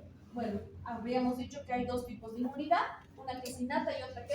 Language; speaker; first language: Spanish; native; Spanish